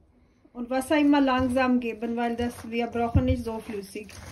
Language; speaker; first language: German; non-native, learner; Urdu